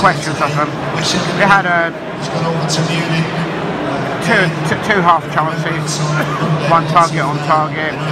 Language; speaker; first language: English; native; English